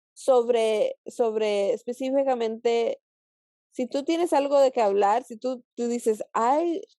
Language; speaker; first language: Spanish; early bilingual, heritage; Spanish